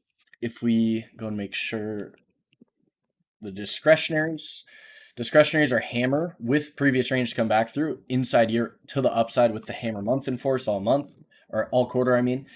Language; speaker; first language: English; native; English